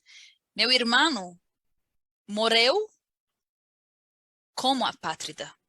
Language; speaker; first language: Portuguese; non-native, learner; Arabic